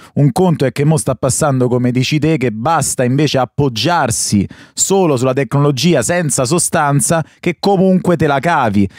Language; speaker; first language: Italian; native; Italian